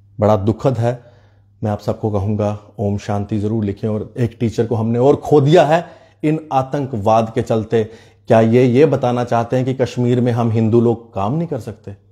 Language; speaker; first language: Hindi; native; Hindi